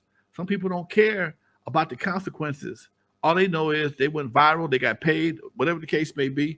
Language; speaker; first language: English; native; English